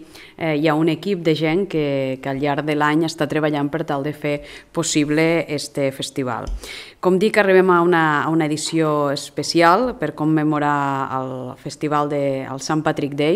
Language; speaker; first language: Catalan; native; Catalan